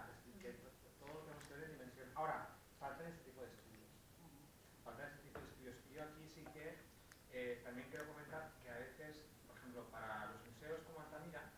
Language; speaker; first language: Spanish; native; Spanish